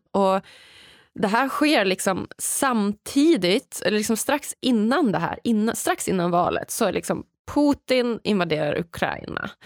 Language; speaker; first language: Swedish; native; Swedish